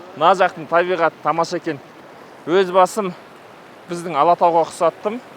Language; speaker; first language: Kazakh; native; Kazakh